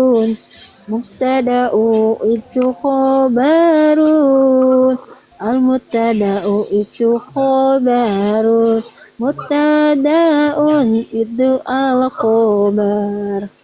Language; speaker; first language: Arabic; non-native, learner; Indonesian